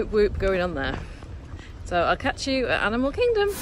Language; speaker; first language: English; native; English